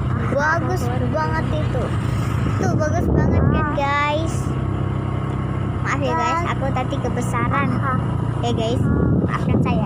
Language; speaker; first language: Indonesian; native; Indonesian